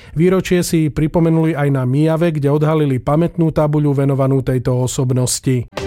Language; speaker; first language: Slovak; native; Slovak